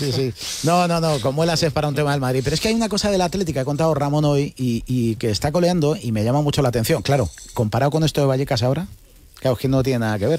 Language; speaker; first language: Spanish; native; Spanish